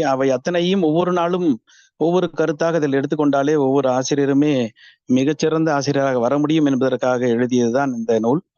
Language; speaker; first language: Tamil; native; Tamil